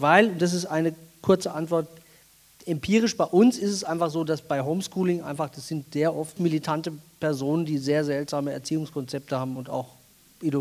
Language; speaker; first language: German; native; German